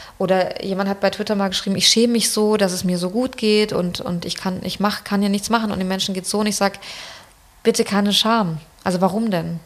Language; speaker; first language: German; early bilingual, other home language; Persian